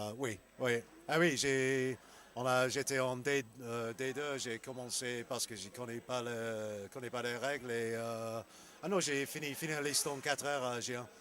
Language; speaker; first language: French; non-native, learner; English